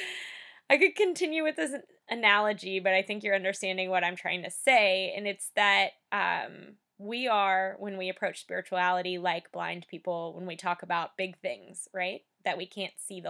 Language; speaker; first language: English; native; English